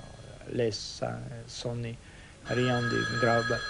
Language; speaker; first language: French; non-native, fluent; Russian